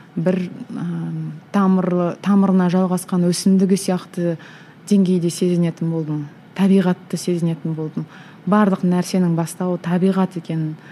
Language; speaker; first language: Kazakh; native; Kazakh